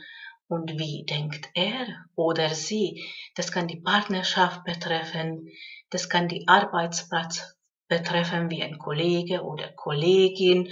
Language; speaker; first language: German; non-native, fluent; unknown